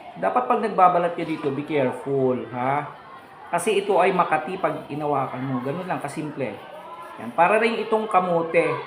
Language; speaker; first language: Filipino; native; Filipino